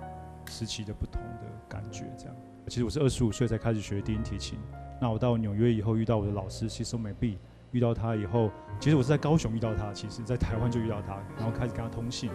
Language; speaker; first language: Chinese; native; Chinese